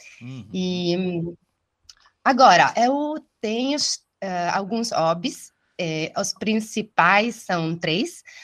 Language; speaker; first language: Portuguese; non-native, fluent; Italian